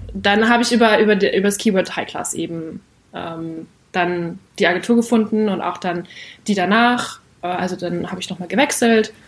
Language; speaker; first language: German; native; German